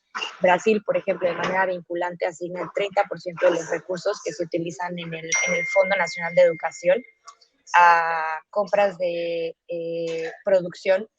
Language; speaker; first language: Spanish; native; Spanish